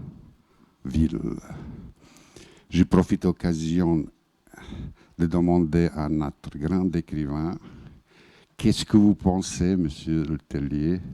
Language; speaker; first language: French; non-native, fluent; Bosnian